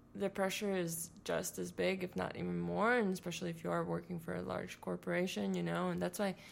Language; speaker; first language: English; non-native, fluent; Latvian